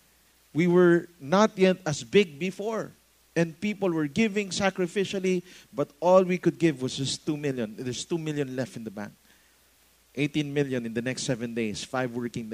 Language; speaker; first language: English; non-native, local second language; Filipino